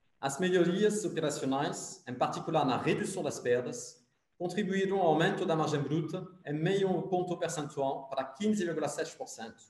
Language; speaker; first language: Portuguese; non-native, fluent; French